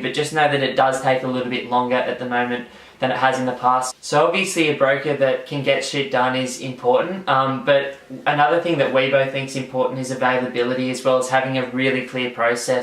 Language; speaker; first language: English; native; English